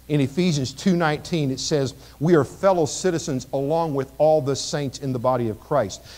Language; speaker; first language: English; native; English